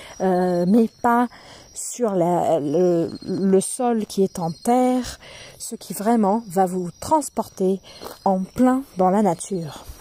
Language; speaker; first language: French; non-native, fluent; Portuguese